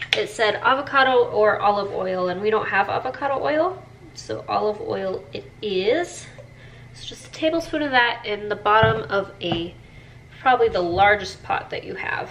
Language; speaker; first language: English; native; English